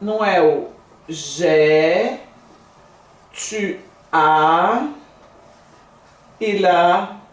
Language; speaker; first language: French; non-native, fluent; Portuguese